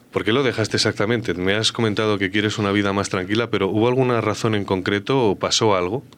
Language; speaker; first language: Spanish; native; Spanish